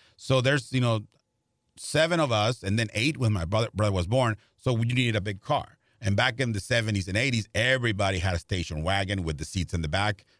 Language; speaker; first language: English; non-native, fluent; Spanish